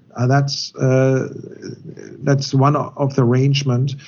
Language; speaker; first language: English; non-native, fluent; German